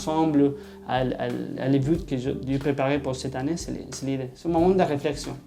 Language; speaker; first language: French; non-native, learner; Spanish